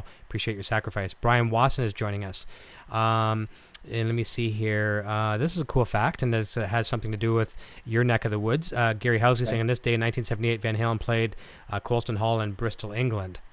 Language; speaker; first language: English; native; English